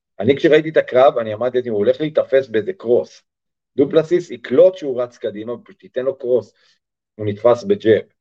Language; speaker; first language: Hebrew; early bilingual, other home language; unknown